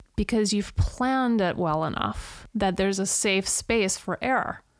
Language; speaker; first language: English; early bilingual, other home language; Romanian